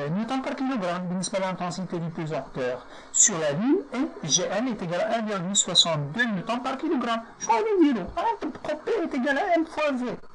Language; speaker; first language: French; non-native, local second language; Arabic